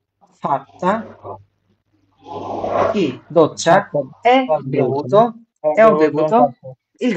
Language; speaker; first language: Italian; non-native, fluent; Bangla